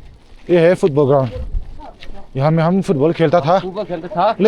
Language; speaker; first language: Hindi; non-native, local second language; Mizo